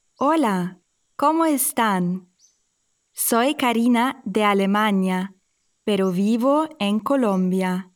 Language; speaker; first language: Spanish; non-native, fluent; German